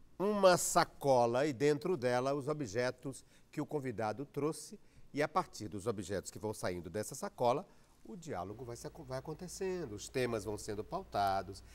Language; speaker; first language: Portuguese; native; Portuguese